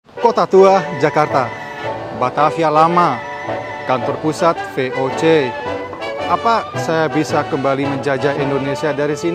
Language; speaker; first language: Indonesian; non-native, fluent; Dutch